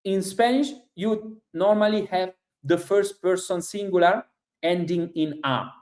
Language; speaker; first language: English; non-native, fluent; Italian